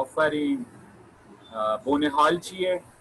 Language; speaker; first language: Persian; non-native, fluent; Urdu